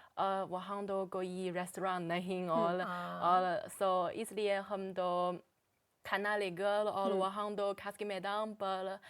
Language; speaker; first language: Hindi; non-native, learner; Chinese